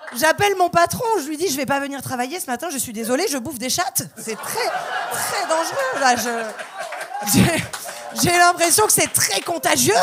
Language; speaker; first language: French; native; French